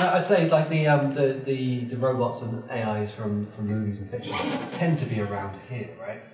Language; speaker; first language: English; native; English